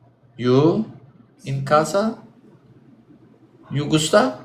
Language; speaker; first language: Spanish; non-native, learner; Azerbaijani